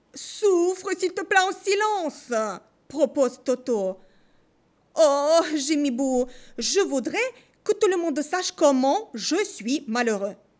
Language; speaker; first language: French; non-native, fluent; Russian